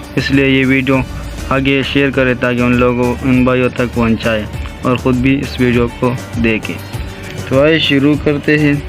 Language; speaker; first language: Urdu; non-native, local second language; Pashto